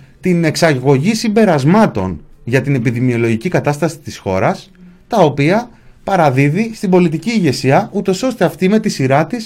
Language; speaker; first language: Greek; native; Greek